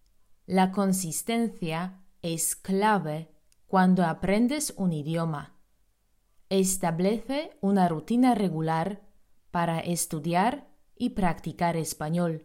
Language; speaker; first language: Spanish; non-native, fluent; Polish